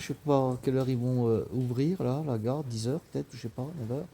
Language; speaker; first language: French; native; French